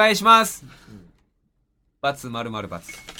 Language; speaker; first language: Japanese; native; Japanese